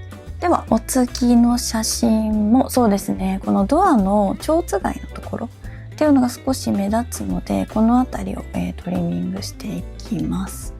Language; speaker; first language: Japanese; native; Japanese